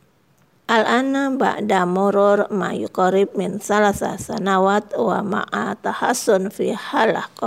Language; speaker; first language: Arabic; non-native, fluent; Indonesian